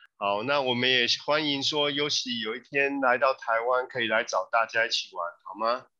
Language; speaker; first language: Chinese; native; Chinese